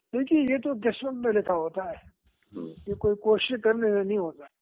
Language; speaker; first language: Hindi; native; Hindi